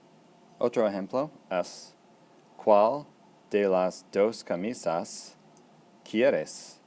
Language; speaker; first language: Spanish; non-native, fluent; English